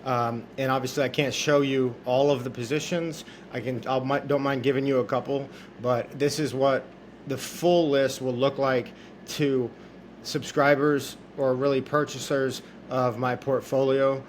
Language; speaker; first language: English; native; English